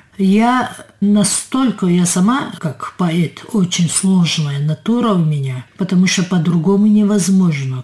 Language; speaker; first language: Russian; non-native, local second language; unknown